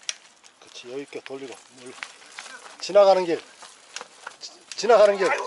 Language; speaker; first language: Korean; native; Korean